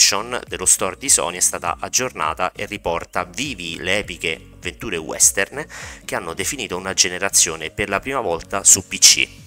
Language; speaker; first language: Italian; native; Italian